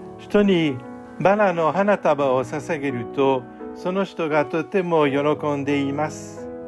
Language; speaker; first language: Japanese; non-native, learner; French